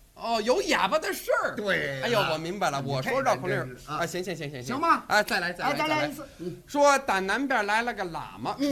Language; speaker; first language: Chinese; non-native, fluent; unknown